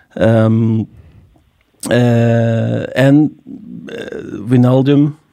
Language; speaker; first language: English; non-native, fluent; Norwegian